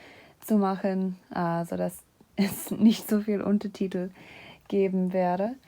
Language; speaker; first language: German; non-native, fluent; English